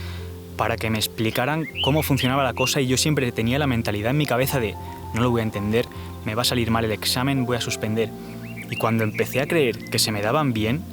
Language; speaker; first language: Spanish; native; Spanish